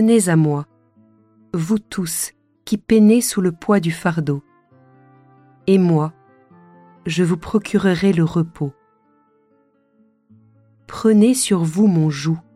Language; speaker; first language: French; native; French